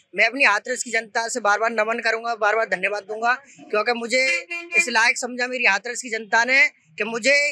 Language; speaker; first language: Hindi; native; Hindi